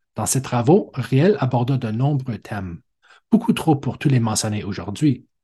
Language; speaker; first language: French; native; French